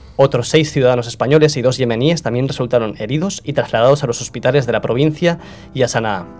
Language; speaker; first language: Spanish; non-native, local second language; Catalan